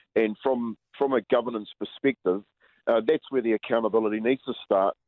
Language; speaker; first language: English; native; English